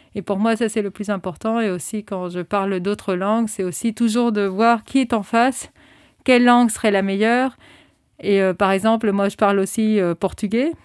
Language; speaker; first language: French; non-native, fluent; German